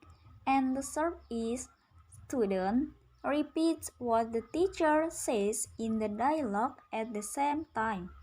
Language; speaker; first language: English; non-native, learner; Indonesian